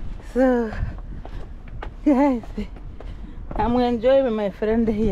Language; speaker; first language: English; non-native, learner; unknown